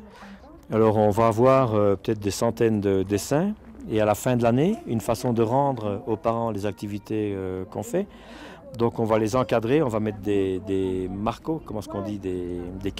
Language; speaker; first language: French; native; French